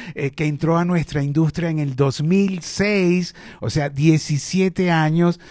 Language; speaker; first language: Spanish; native; Spanish